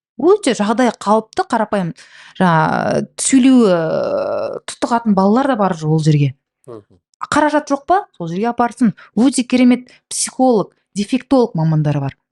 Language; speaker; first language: Kazakh; native; Kazakh